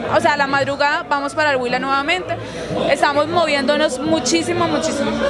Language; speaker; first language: Spanish; native; Spanish